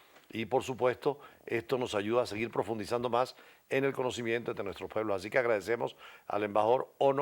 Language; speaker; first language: Spanish; native; Spanish